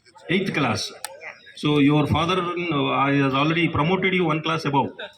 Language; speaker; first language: English; non-native, local second language; Telugu